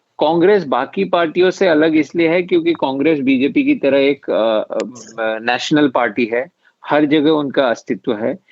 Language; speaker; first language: Hindi; non-native, local second language; Assamese